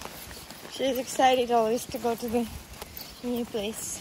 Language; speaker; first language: English; non-native, fluent; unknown